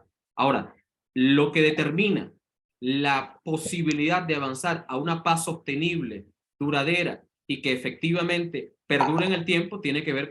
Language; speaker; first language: Spanish; native; Spanish